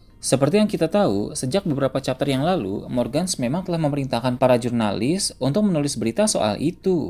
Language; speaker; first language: Indonesian; native; Indonesian